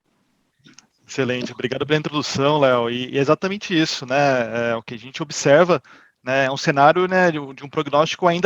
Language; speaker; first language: Portuguese; native; Portuguese